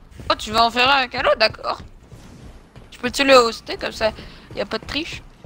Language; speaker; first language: French; native; French